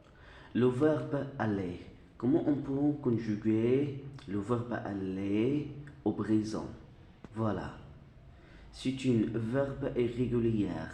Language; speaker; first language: French; non-native, fluent; Arabic